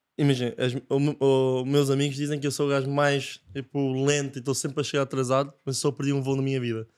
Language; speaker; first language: Portuguese; non-native, fluent; English